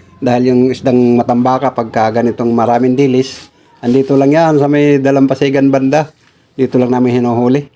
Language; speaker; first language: Filipino; non-native, local second language; Cebuano